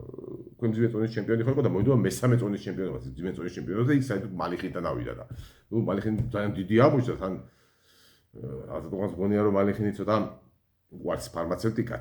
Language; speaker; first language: Georgian; native; Georgian